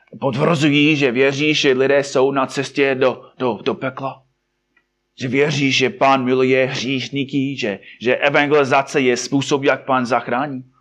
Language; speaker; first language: Czech; non-native, fluent; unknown